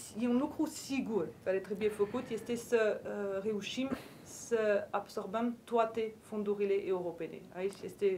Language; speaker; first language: Romanian; non-native, fluent; French